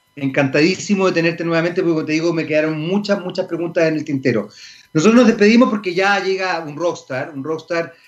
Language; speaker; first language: Spanish; native; Spanish